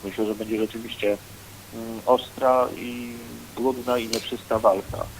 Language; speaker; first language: Polish; native; Polish